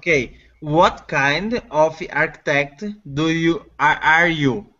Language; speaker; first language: English; non-native, learner; Portuguese